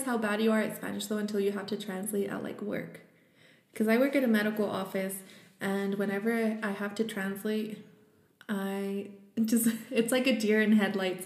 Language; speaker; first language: English; early bilingual, other home language; Spanish